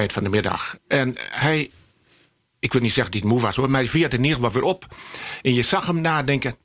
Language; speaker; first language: Dutch; native; Dutch